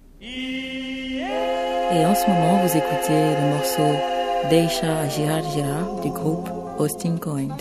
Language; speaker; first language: French; native; French